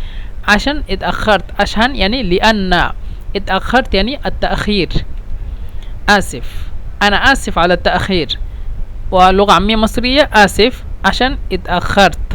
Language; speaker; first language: Arabic; non-native, fluent; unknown